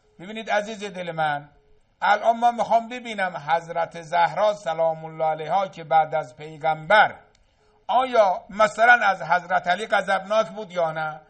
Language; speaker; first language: Persian; native; Persian